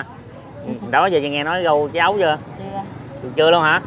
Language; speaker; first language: Vietnamese; native; Vietnamese